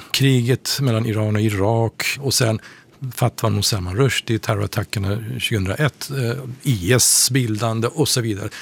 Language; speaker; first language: Swedish; non-native, fluent; Persian